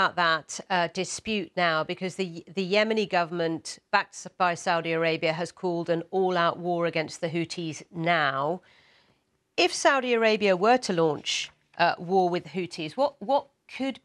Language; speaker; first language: English; native; English